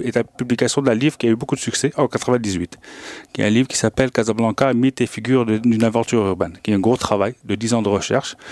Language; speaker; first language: French; non-native, local second language; Arabic